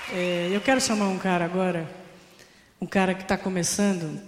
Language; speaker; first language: Portuguese; native; Portuguese